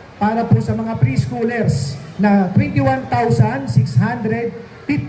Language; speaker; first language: Filipino; native; Filipino